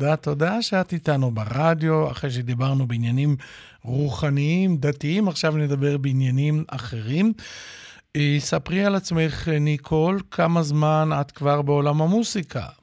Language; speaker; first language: Hebrew; native; Hebrew